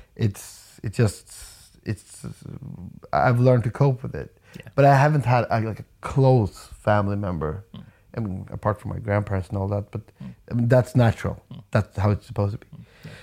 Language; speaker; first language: English; non-native, fluent; Swedish